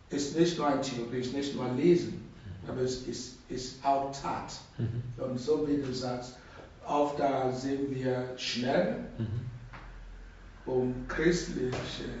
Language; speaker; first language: German; non-native, learner; Russian